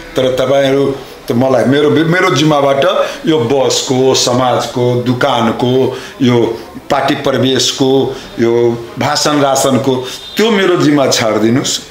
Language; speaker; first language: Nepali; non-native, local second language; Maithili